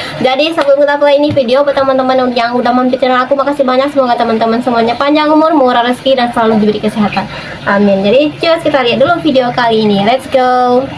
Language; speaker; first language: Indonesian; native; Indonesian